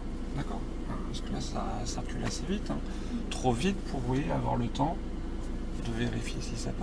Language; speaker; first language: French; native; French